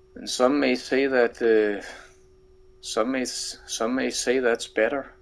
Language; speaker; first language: English; non-native, fluent; Danish